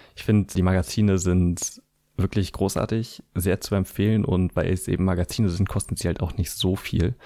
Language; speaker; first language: German; native; German